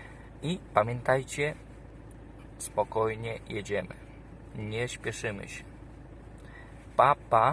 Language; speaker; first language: Polish; native; Polish